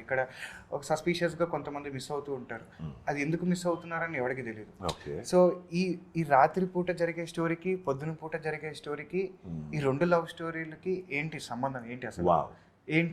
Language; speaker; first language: Telugu; native; Telugu